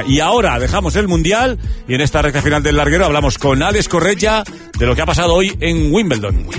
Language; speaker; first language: Spanish; native; Spanish